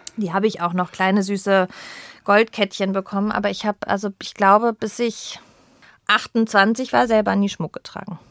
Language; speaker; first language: German; native; German